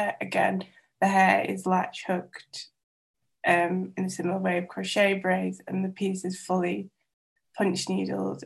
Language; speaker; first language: English; non-native, local second language; Welsh